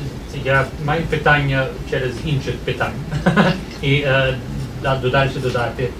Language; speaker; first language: Ukrainian; early bilingual, heritage; Ukrainian